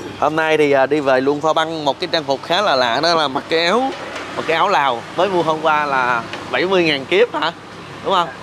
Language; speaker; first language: Vietnamese; native; Vietnamese